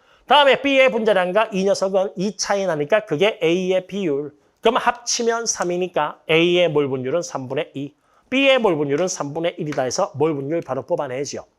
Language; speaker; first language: Korean; native; Korean